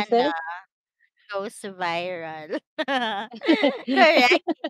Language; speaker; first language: English; non-native, learner; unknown